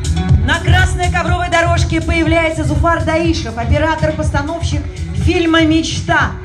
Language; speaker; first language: Russian; native; Russian